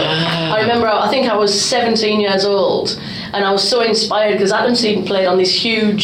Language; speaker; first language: English; native; English